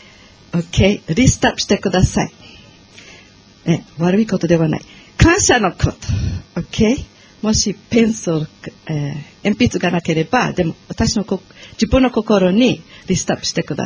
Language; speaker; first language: Japanese; non-native, learner; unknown